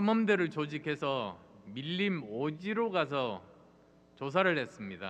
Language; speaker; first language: Korean; native; Korean